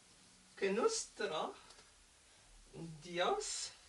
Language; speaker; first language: Spanish; non-native, learner; French